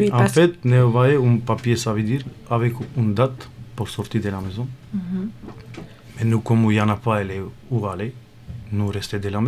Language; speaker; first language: French; non-native, learner; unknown